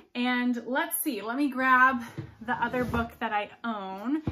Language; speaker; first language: English; native; English